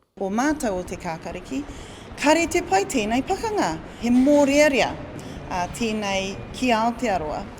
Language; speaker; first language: Māori; non-native, local second language; English